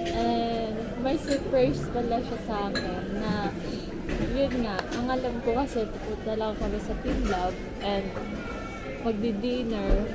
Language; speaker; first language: Filipino; early bilingual, heritage; Japanese